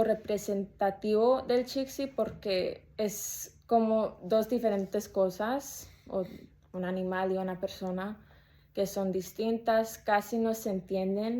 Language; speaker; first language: Spanish; early bilingual, heritage; Spanish